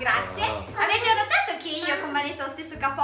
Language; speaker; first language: Italian; native; Italian